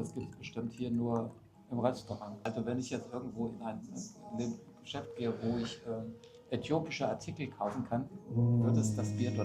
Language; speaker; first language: German; native; German